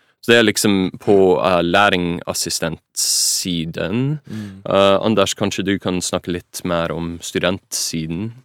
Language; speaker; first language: Norwegian; non-native, fluent; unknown